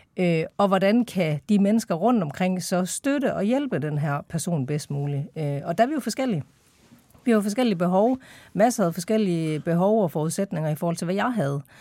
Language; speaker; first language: Danish; native; Danish